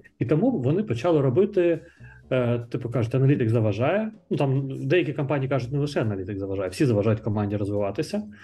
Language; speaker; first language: Ukrainian; native; Ukrainian